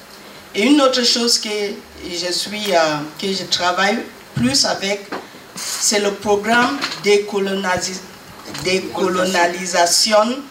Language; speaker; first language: French; non-native, learner; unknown